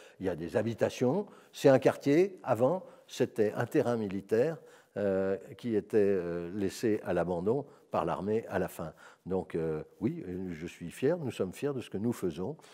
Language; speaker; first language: French; native; French